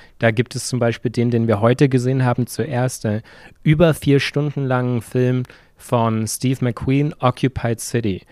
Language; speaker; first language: German; native; German